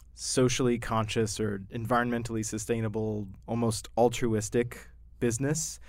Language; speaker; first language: English; native; English